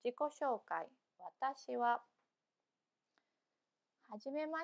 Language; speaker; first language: Japanese; non-native, learner; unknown